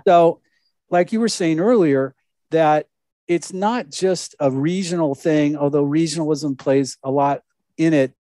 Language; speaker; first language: English; native; English